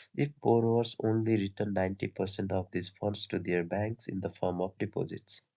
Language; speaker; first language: English; non-native, local second language; Nepali